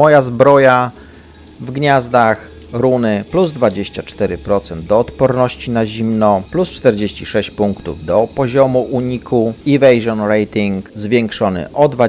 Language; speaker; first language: Polish; native; Polish